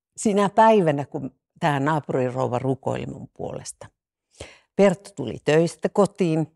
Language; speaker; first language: Finnish; native; Finnish